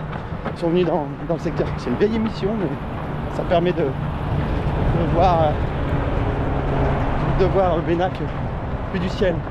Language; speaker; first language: French; native; French